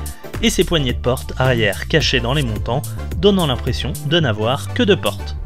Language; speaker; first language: French; native; French